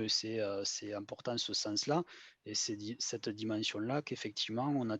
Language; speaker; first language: French; native; French